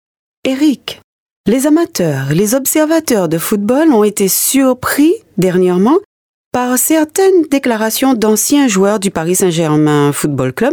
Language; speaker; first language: French; native; French